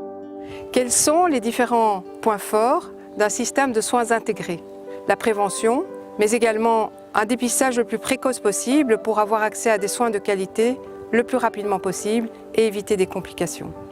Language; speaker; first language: French; native; French